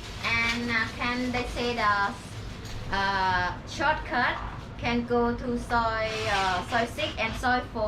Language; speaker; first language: English; non-native, learner; Thai